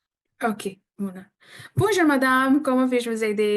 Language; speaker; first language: French; non-native, fluent; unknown